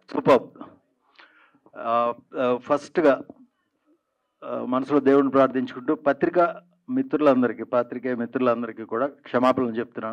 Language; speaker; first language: Telugu; native; Telugu